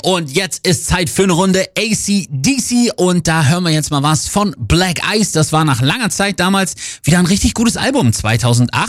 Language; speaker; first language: German; native; German